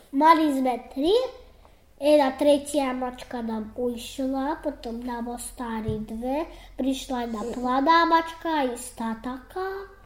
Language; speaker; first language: Slovak; native; Slovak